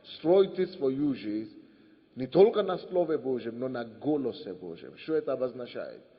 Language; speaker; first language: Russian; non-native, fluent; Yoruba